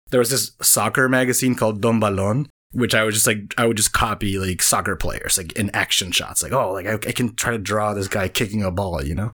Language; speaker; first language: English; non-native, fluent; Spanish